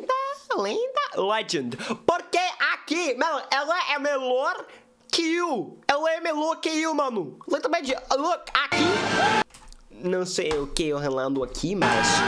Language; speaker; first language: Portuguese; non-native, learner; English